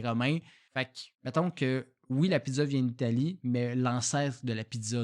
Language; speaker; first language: French; native; French